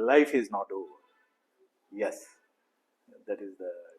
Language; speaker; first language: English; non-native, local second language; Kannada